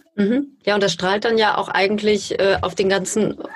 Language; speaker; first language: German; native; German